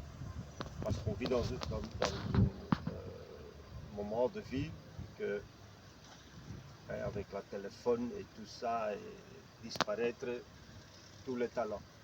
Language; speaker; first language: French; non-native, fluent; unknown